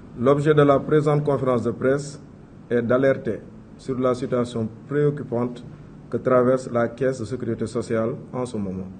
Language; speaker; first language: French; non-native, local second language; Wolof